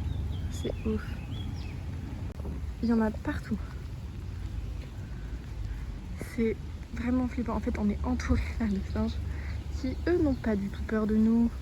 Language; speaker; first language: French; native; French